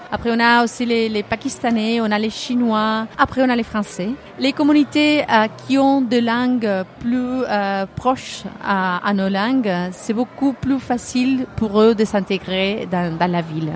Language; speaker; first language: French; non-native, fluent; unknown